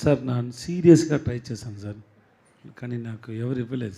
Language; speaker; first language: Telugu; non-native, learner; Tamil